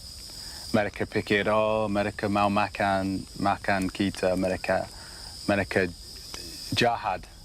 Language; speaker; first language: Indonesian; non-native, learner; English